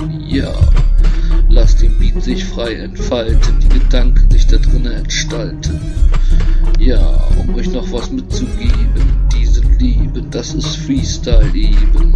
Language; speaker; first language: German; native; German